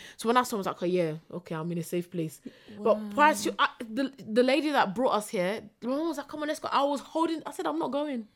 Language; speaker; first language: English; early bilingual, other home language; Spanish